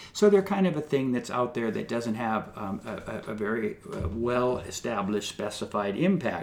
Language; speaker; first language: English; native; English